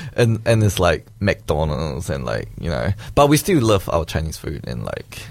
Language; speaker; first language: English; early bilingual, other home language; Chinese